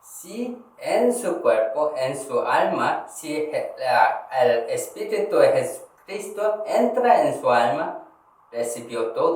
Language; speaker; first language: Spanish; non-native, learner; Korean